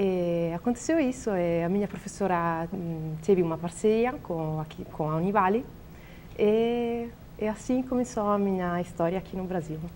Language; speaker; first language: Portuguese; non-native, learner; Italian